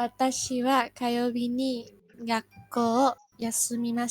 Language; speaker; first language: Japanese; non-native, learner; Malay